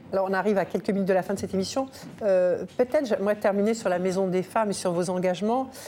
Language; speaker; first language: French; native; French